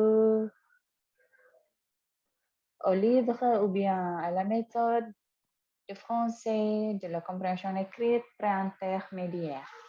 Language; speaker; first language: French; non-native, fluent; Indonesian